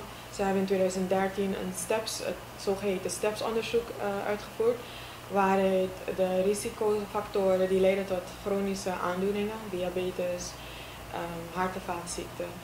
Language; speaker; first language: Dutch; native; Dutch